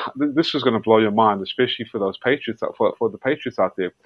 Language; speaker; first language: English; native; English